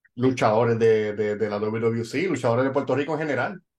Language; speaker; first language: Spanish; native; Spanish